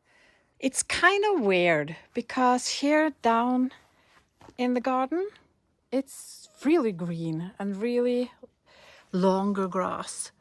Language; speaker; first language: English; non-native, fluent; Norwegian